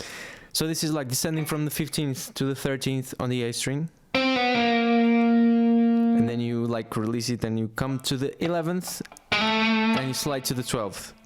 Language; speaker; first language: English; non-native, fluent; Portuguese